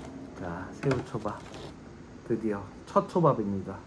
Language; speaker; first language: Korean; native; Korean